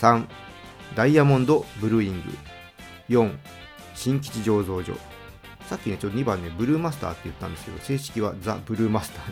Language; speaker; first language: Japanese; native; Japanese